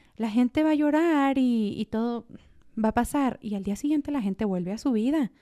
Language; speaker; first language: Spanish; native; Spanish